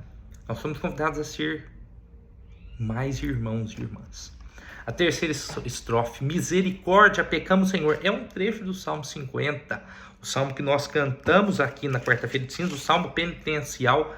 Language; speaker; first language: Portuguese; native; Portuguese